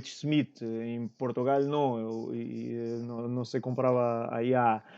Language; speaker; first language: Spanish; non-native, fluent; Portuguese